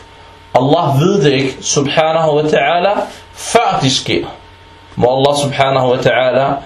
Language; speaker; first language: Danish; early bilingual, other home language; Arabic